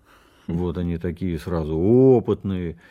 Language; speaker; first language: Russian; native; Russian